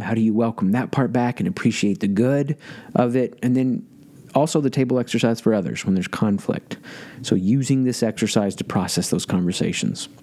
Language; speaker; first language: English; native; English